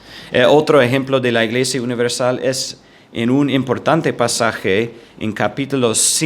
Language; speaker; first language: Spanish; non-native, fluent; English